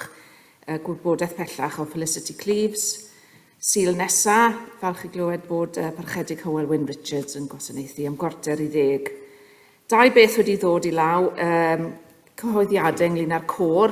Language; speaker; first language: Welsh; native; Welsh